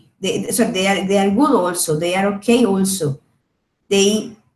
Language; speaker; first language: English; non-native, fluent; Spanish